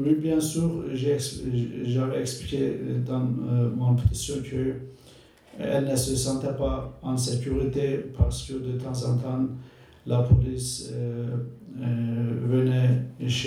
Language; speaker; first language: French; non-native, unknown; Turkish